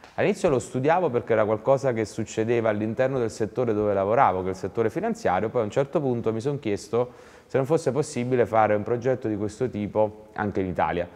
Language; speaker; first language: Italian; native; Italian